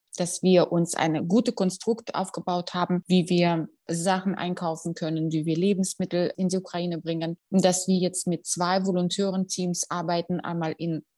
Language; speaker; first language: German; non-native, fluent; Russian